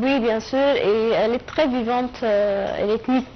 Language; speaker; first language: French; non-native, learner; Arabic